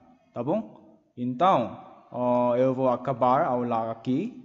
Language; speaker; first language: Portuguese; non-native, learner; Korean